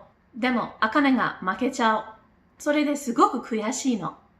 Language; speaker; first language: Japanese; non-native, learner; English